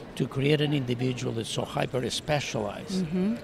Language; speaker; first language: English; non-native, fluent; Spanish